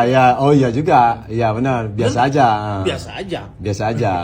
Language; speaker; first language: Indonesian; native; Indonesian